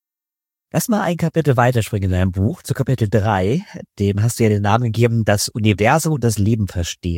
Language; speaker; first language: German; native; German